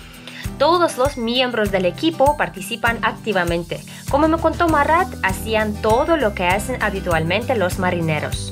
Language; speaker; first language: Spanish; non-native, fluent; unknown